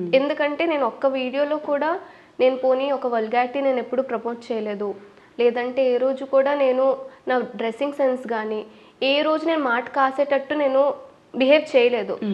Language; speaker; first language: Telugu; non-native, local second language; Bangla